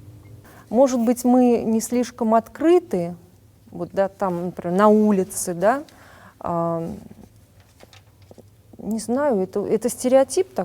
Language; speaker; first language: Russian; native; Russian